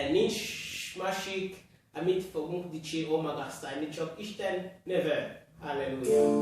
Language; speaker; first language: Hungarian; non-native, learner; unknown